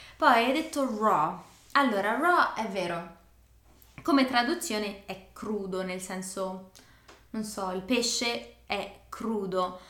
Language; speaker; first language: Italian; native; Italian